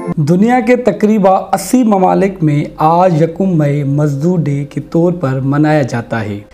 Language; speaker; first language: Urdu; non-native, local second language; Sindhi